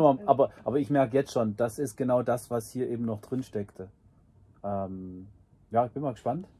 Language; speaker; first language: German; native; German